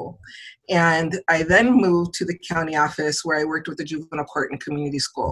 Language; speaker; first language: English; native; English